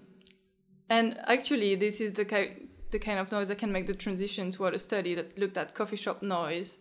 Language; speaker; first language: English; non-native, fluent; French